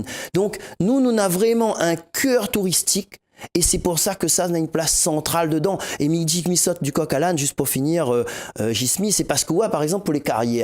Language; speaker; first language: French; non-native, local second language; Réunion Creole French